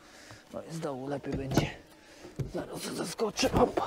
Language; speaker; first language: Polish; native; Polish